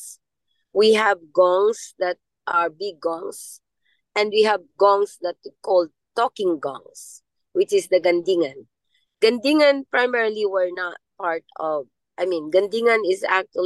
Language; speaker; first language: English; non-native, local second language; Maranao